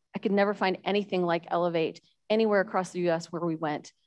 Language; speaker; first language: English; native; English